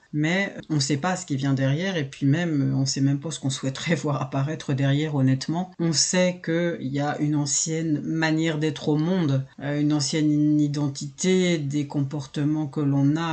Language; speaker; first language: French; native; French